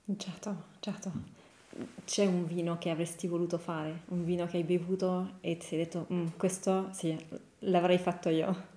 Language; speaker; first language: Italian; non-native, fluent; French